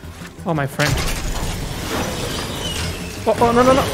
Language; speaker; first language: English; non-native, learner; Spanish